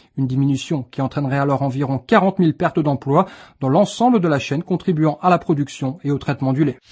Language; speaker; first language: French; native; French